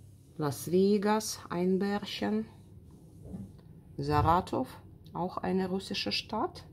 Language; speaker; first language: German; non-native, fluent; Russian